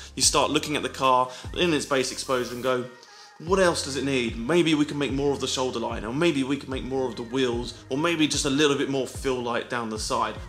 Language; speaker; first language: English; native; English